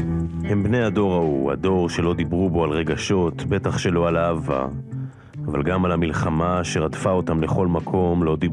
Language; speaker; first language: Hebrew; native; Hebrew